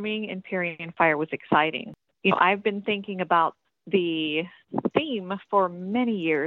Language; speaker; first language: English; native; English